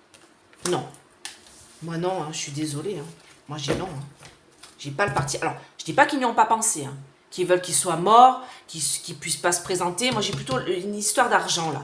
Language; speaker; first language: French; native; French